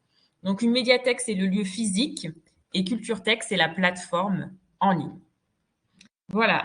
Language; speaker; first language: French; native; French